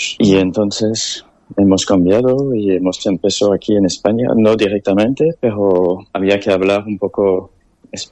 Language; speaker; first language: Spanish; non-native, learner; French